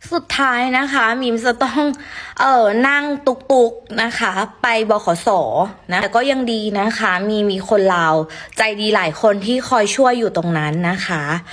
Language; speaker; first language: Thai; native; Thai